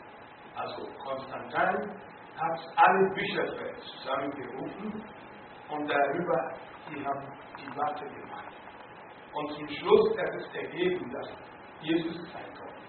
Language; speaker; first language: German; non-native, fluent; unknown